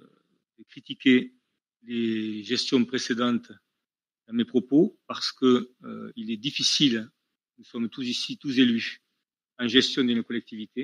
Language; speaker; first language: French; native; French